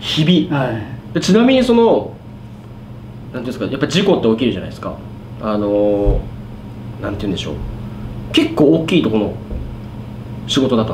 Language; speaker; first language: Japanese; native; Japanese